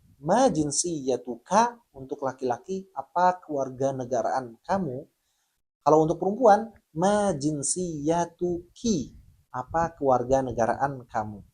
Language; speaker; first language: Indonesian; native; Indonesian